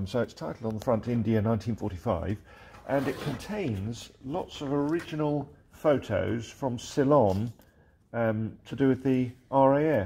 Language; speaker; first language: English; native; English